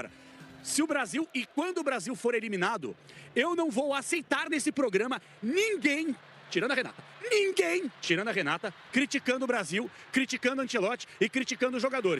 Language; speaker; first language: Portuguese; native; Portuguese